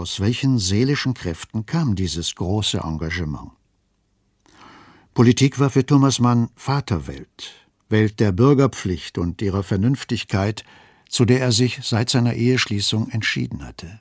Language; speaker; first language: German; native; German